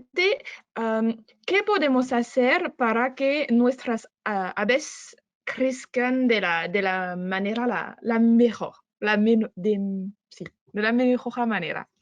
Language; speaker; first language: Spanish; non-native, fluent; French